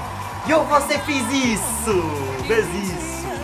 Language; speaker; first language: Portuguese; non-native, learner; English